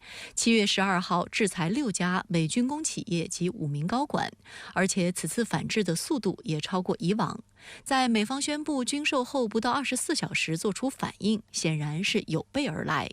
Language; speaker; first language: Chinese; native; Chinese